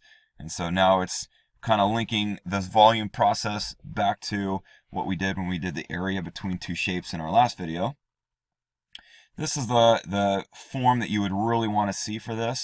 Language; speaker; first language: English; native; English